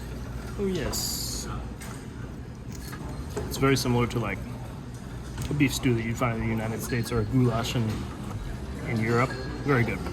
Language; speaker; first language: English; native; English